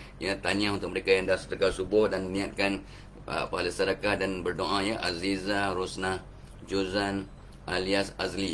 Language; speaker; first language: Malay; native; Malay